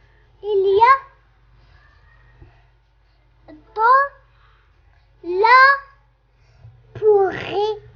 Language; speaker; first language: French; non-native, learner; Arabic